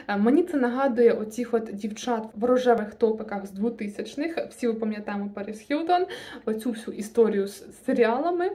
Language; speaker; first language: Ukrainian; non-native, local second language; Russian